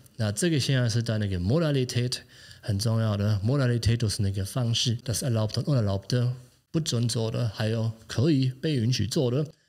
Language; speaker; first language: Chinese; non-native, fluent; German